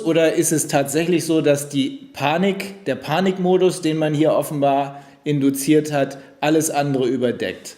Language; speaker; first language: German; native; German